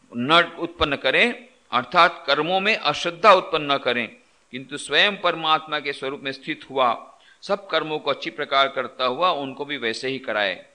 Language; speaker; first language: Hindi; non-native, local second language; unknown